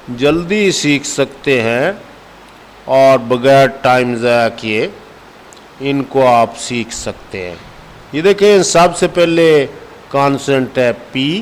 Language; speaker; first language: Urdu; non-native, local second language; Punjabi